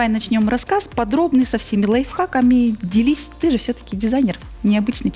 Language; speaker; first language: Russian; native; Russian